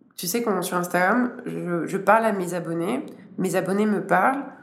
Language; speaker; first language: French; native; French